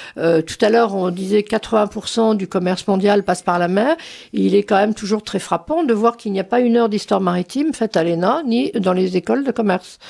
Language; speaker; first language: French; native; French